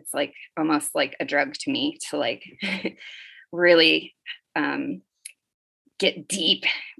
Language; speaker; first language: English; native; English